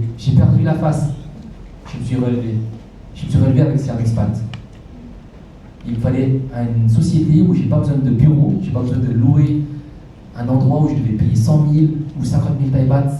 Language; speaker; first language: French; native; French